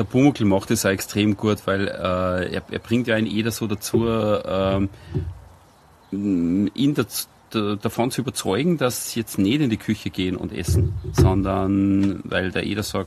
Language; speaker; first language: German; native; German